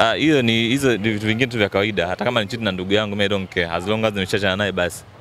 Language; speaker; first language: Swahili; native; Swahili